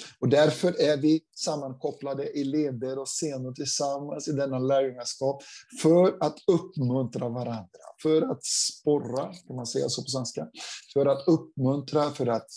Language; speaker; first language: Swedish; non-native, fluent; Portuguese